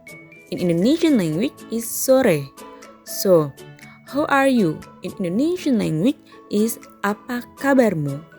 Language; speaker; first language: English; non-native, learner; Indonesian